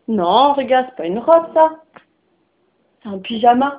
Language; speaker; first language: French; native; French